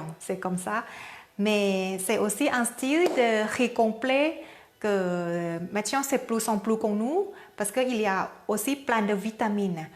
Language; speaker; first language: French; non-native, learner; Thai